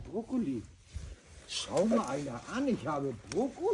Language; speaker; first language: German; native; German